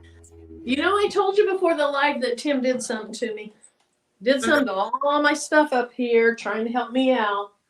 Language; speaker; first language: English; native; English